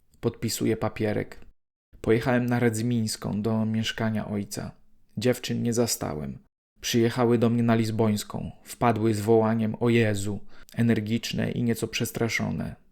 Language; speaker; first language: Polish; native; Polish